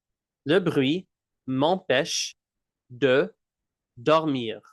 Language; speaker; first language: French; non-native, local second language; English